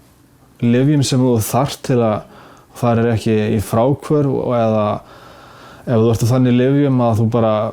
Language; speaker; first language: Icelandic; native; Icelandic